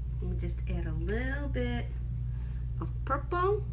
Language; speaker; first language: English; native; English